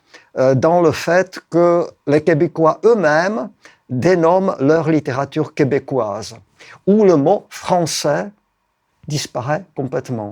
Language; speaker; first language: French; non-native, fluent; Czech